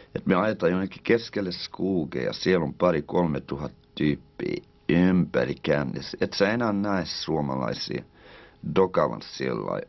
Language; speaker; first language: Finnish; early bilingual, other home language; Swedish